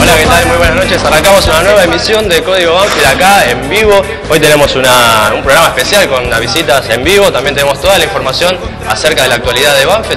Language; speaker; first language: Spanish; native; Spanish